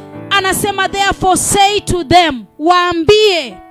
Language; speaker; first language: English; non-native, local second language; Swahili